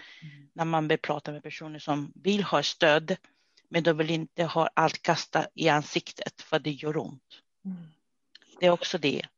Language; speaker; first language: Swedish; non-native, fluent; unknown